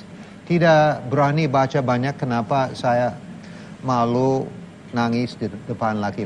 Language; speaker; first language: Indonesian; non-native, learner; English